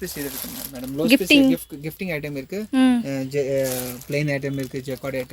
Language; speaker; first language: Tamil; non-native, learner; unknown